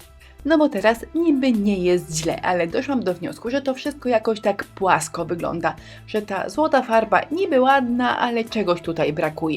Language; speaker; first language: Polish; native; Polish